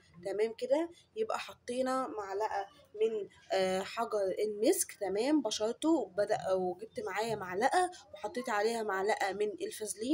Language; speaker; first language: Arabic; native; Arabic